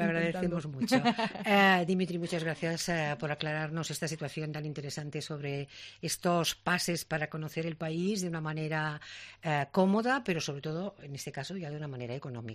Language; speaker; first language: Spanish; native; Spanish